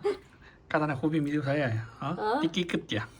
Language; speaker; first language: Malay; non-native, fluent; Chinese